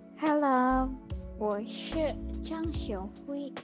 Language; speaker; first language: Chinese; non-native, learner; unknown